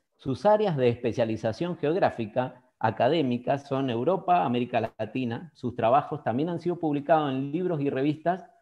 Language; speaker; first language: Spanish; native; Spanish